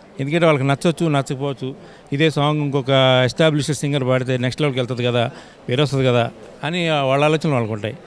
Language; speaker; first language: Telugu; native; Telugu